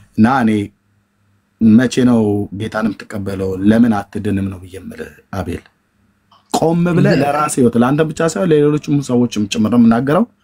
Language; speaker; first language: Amharic; native; Amharic